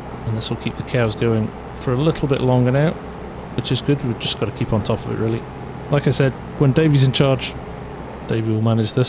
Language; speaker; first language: English; native; English